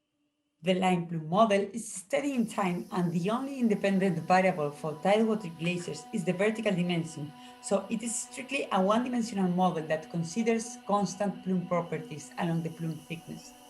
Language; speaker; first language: English; non-native, fluent; Spanish